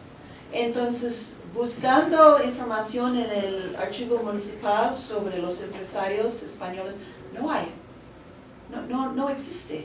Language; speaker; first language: Spanish; non-native, fluent; English